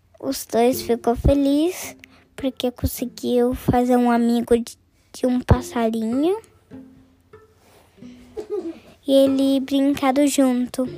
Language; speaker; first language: Portuguese; early bilingual, heritage; Portuguese